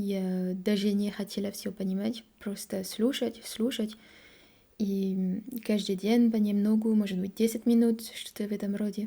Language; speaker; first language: Russian; non-native, learner; French